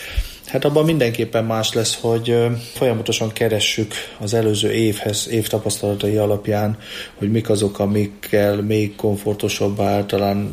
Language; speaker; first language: Hungarian; native; Hungarian